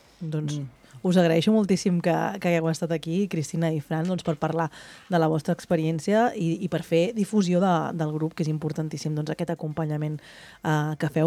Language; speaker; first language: Catalan; native; Catalan